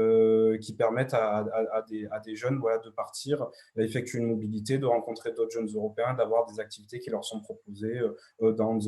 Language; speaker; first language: French; native; French